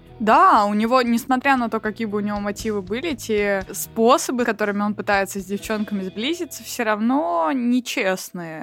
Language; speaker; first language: Russian; native; Russian